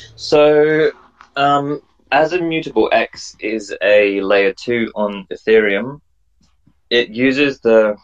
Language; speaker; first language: English; native; English